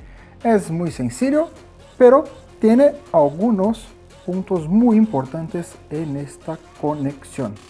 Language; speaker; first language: Spanish; non-native, learner; Portuguese